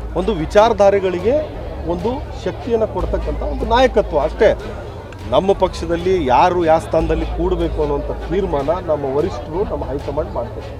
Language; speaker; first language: Kannada; native; Kannada